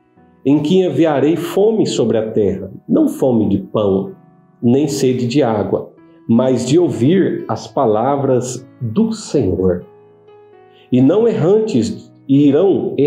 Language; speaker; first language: Portuguese; native; Portuguese